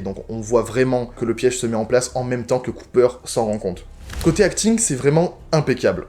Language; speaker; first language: French; native; French